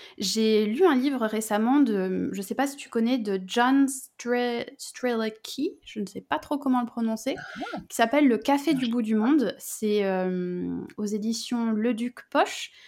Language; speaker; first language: French; native; French